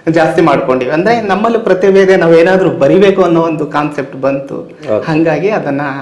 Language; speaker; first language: Kannada; non-native, local second language; Lambadi